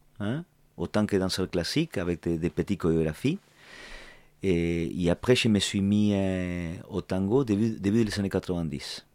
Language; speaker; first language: French; non-native, fluent; Spanish